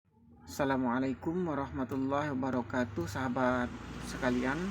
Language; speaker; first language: Indonesian; native; Indonesian